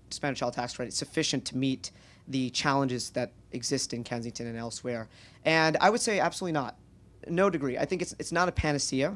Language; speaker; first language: English; native; English